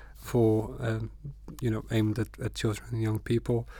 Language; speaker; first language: English; non-native, fluent; Portuguese